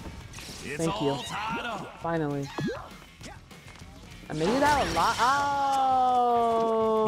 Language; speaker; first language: English; native; English